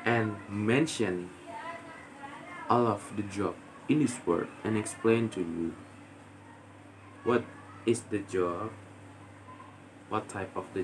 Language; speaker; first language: English; non-native, learner; Indonesian